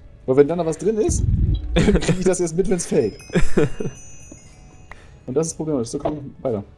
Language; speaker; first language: German; native; German